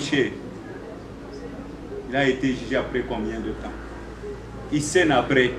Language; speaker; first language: French; non-native, local second language; Swahili